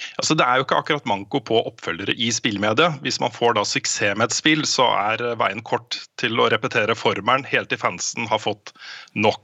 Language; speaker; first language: Norwegian; native; Norwegian